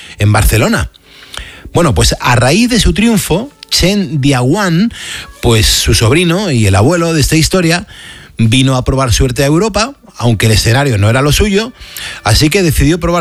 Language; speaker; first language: Spanish; native; Spanish